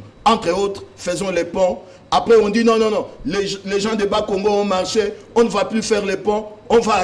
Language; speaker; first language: French; non-native, local second language; Lingala